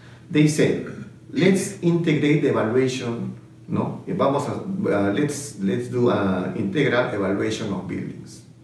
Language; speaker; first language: English; non-native, fluent; Spanish